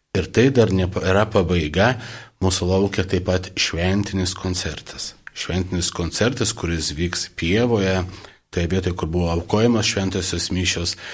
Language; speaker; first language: Lithuanian; non-native, local second language; Polish